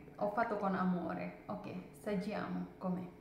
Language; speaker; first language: Italian; non-native, learner; Indonesian